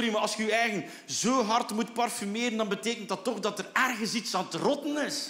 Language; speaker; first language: Dutch; native; Dutch